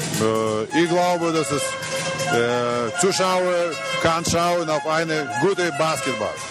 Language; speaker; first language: German; non-native, learner; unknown